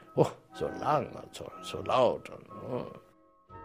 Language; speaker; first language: German; non-native, learner; English